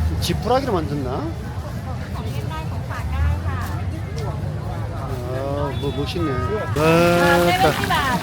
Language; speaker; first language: Korean; native; Korean